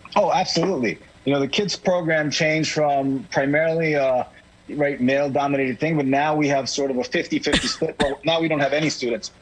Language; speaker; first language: English; native; English